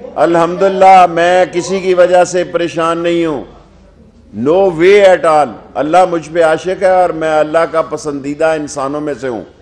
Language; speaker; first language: Urdu; non-native, local second language; Punjabi